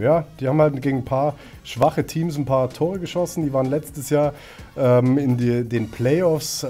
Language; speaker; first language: German; native; German